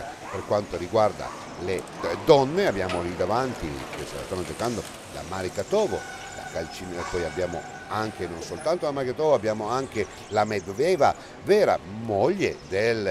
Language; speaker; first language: Italian; native; Italian